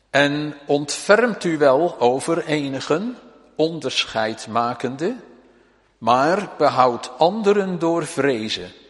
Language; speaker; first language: Dutch; native; Dutch